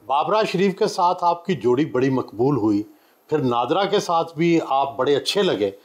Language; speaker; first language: Urdu; non-native, local second language; Punjabi